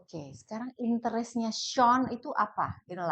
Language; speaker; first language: Indonesian; native; Indonesian